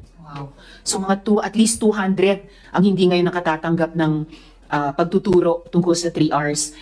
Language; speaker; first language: Filipino; native; Filipino